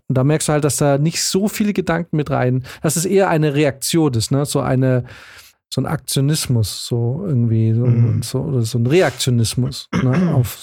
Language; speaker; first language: German; early bilingual, other home language; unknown